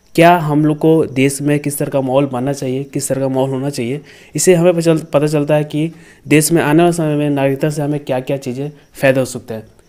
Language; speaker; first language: Hindi; native; Hindi